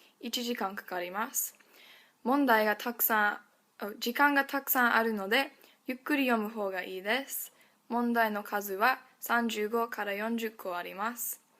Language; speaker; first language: Japanese; non-native, learner; English